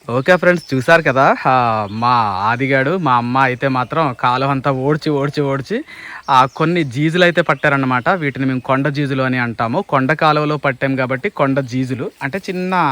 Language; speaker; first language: Telugu; non-native, local second language; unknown